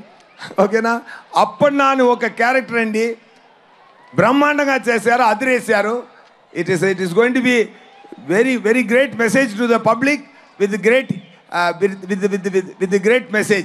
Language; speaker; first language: Telugu; non-native, learner; Tamil